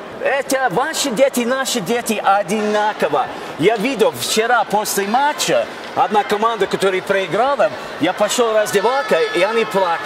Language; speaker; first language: Russian; non-native, learner; English